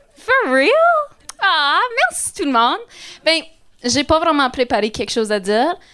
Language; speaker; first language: French; native; French